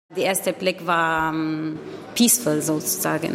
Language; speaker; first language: German; non-native, learner; Arabic